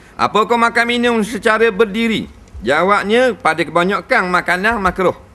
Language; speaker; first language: Malay; native; Malay